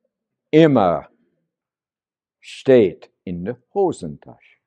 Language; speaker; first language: German; non-native, learner; English